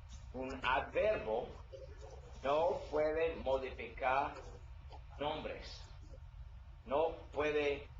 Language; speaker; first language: Spanish; non-native, learner; English